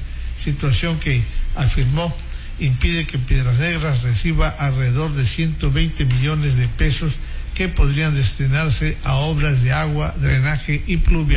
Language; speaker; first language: Spanish; native; Spanish